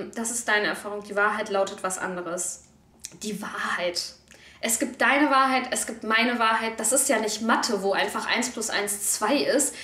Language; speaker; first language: German; early bilingual, other home language; Turkish